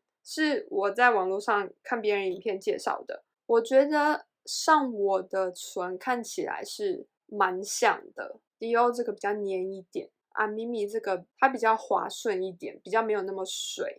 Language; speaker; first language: Chinese; native; Chinese